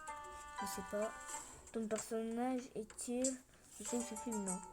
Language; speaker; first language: French; early bilingual, other home language; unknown